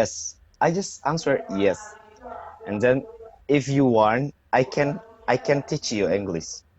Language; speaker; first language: English; non-native, learner; Indonesian